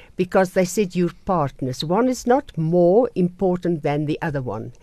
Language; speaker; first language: English; non-native, local second language; Afrikaans